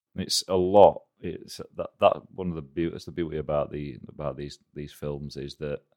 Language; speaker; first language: English; native; English